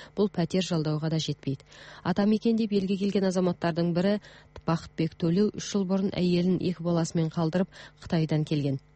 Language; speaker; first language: Kazakh; native; Kazakh